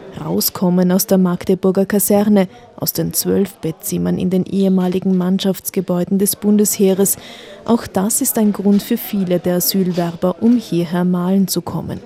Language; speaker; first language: German; native; German